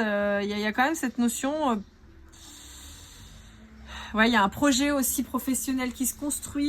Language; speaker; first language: French; native; French